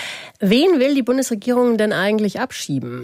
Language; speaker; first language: German; native; German